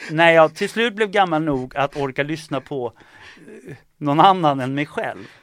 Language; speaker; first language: Swedish; early bilingual, other home language; Estonian